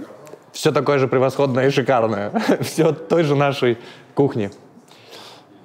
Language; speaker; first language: Russian; native; Russian